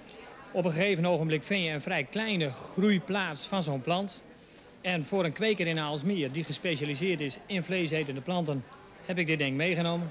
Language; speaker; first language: Dutch; native; Dutch